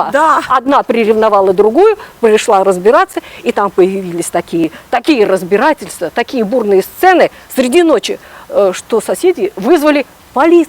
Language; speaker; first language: Russian; non-native, local second language; Ukrainian